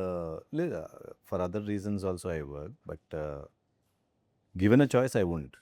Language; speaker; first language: Telugu; native; Telugu